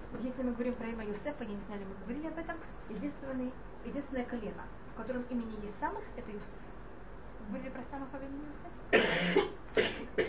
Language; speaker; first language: Russian; non-native, fluent; Hebrew